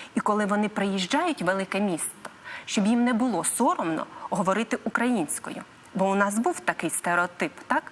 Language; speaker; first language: Ukrainian; native; Ukrainian